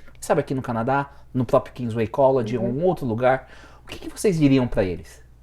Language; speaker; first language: Portuguese; native; Portuguese